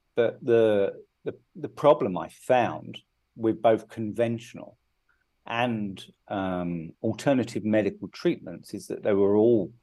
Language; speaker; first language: English; native; English